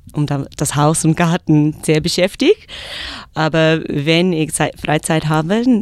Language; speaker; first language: German; non-native, learner; English